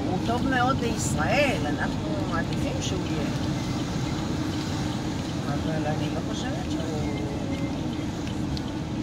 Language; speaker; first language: Hebrew; native; Hebrew